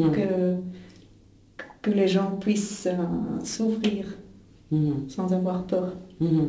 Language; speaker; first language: French; non-native, local second language; German